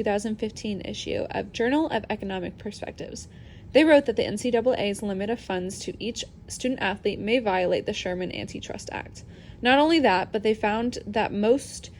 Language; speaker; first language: English; native; English